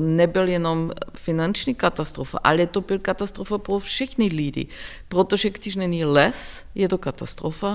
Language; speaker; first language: Czech; non-native, learner; German